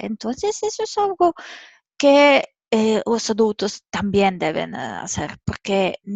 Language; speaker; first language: Spanish; non-native, fluent; Serbian